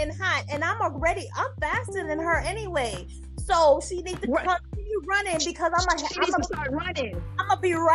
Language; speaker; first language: English; non-native, local second language; Jamaican Creole English